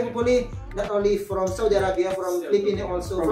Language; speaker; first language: English; non-native, learner; Indonesian